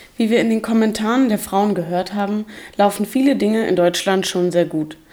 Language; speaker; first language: German; native; German